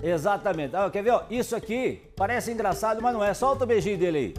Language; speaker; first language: Portuguese; native; Portuguese